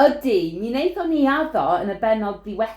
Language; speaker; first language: Welsh; non-native, fluent; English